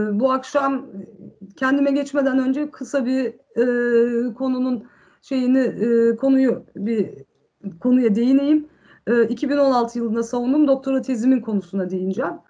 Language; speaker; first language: Turkish; early bilingual, heritage; Turkish